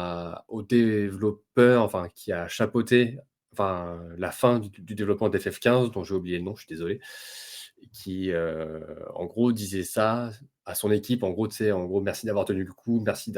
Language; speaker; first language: French; native; French